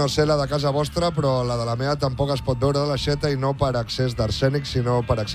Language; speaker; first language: Catalan; native; Catalan